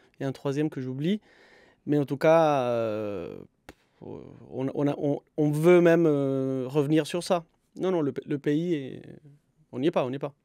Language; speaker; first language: French; non-native, fluent; Spanish